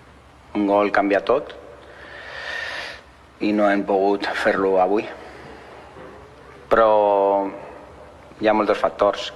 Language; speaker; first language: Catalan; non-native, local second language; Spanish